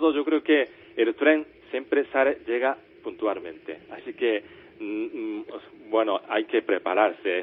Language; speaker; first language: Spanish; non-native, fluent; Japanese